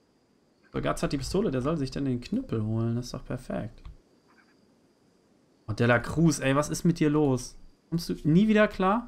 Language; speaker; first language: German; native; German